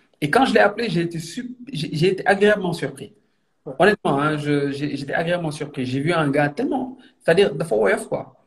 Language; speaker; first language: French; non-native, local second language; Wolof